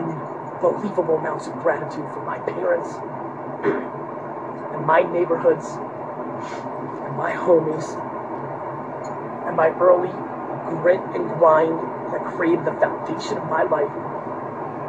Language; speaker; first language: English; early bilingual, other home language; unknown